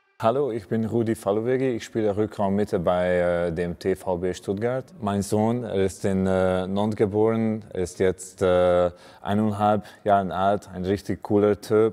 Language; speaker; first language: German; non-native, fluent; Hungarian